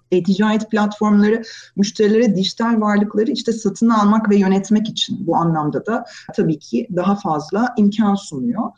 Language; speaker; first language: Turkish; native; Turkish